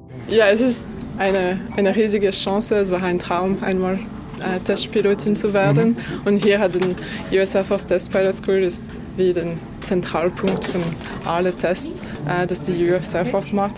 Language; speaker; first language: German; non-native, fluent; French